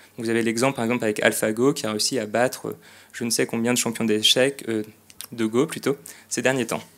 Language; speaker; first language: French; native; French